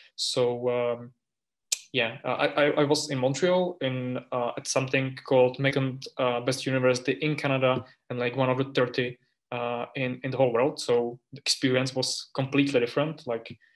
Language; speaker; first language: English; non-native, fluent; Czech